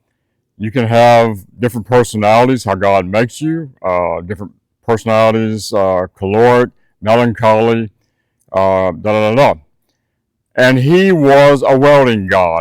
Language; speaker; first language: English; native; English